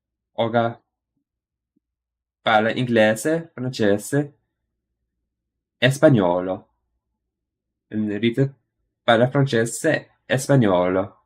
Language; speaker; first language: Italian; non-native, learner; English